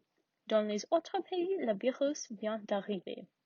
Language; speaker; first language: French; non-native, learner; English